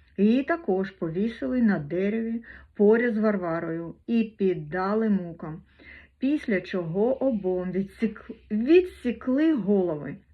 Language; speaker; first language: Ukrainian; non-native, local second language; Russian